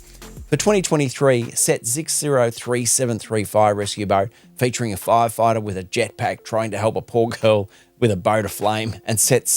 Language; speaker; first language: English; native; English